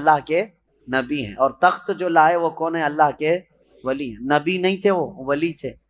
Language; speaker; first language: Urdu; native; Urdu